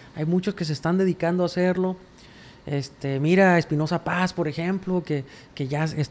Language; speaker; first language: Spanish; native; Spanish